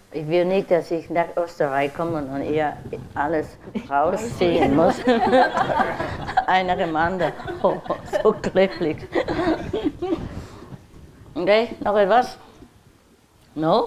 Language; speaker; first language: German; non-native, learner; Vietnamese